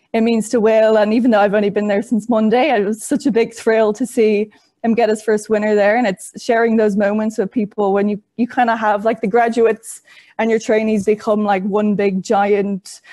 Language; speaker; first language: English; native; English